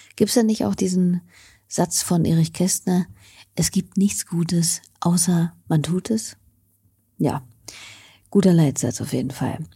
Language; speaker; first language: German; native; German